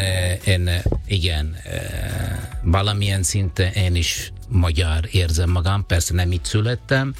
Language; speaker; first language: Hungarian; non-native, fluent; Italian